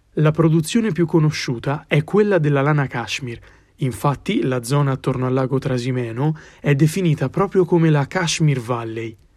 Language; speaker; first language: Italian; native; Italian